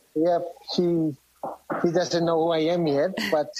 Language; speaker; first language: English; non-native, fluent; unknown